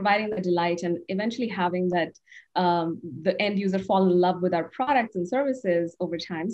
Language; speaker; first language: English; non-native, local second language; Hindi